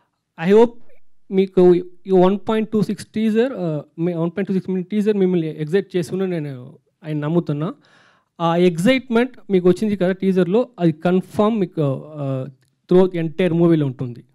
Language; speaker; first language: Telugu; non-native, fluent; Tamil